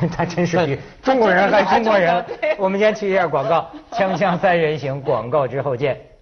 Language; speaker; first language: Chinese; native; Chinese